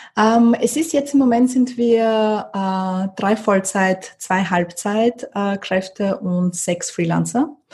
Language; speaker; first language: German; early bilingual, other home language; Russian